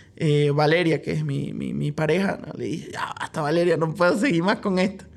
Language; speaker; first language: Spanish; native; Spanish